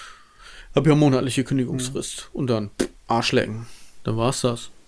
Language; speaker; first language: German; native; German